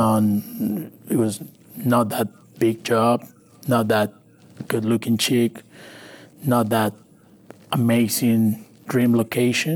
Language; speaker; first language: English; non-native, fluent; Spanish